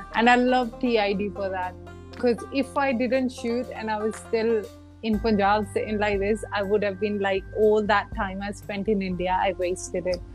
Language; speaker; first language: English; early bilingual, other home language; Punjabi